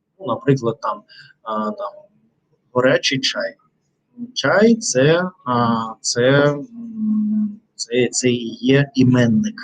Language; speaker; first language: Ukrainian; non-native, learner; Russian